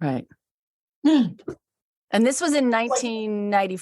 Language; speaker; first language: English; native; English